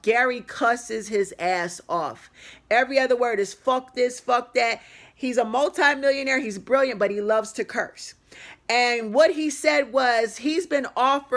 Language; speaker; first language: English; native; English